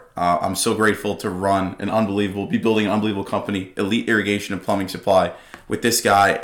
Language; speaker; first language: English; native; English